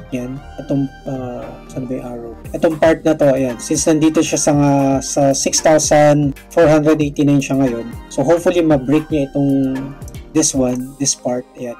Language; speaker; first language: Filipino; non-native, local second language; Cebuano